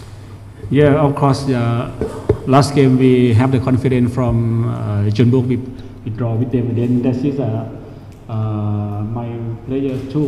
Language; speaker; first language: English; non-native, learner; Thai